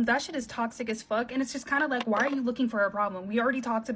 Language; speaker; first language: English; native; English